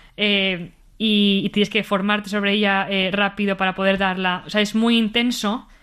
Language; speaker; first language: Spanish; native; Spanish